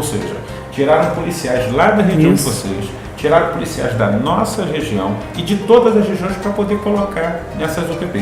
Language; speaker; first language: Portuguese; native; Portuguese